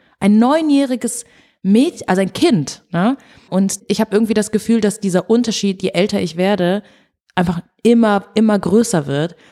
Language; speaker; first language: German; early bilingual, other home language; Portuguese